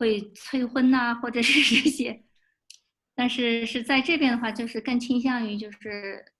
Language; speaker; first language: Chinese; native; Chinese